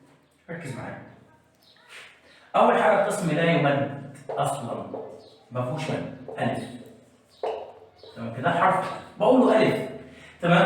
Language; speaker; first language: Arabic; native; Arabic